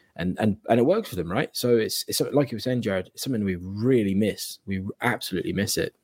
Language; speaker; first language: English; native; English